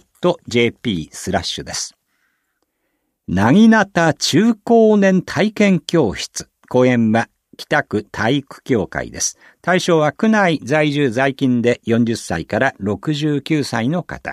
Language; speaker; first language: Japanese; native; Japanese